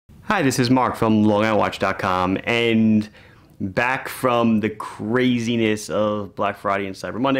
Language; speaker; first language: English; native; English